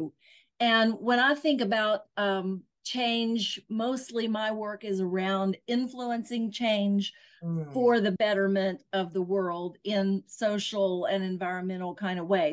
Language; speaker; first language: English; native; English